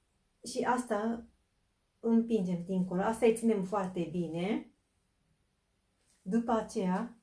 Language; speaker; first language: Romanian; non-native, fluent; Japanese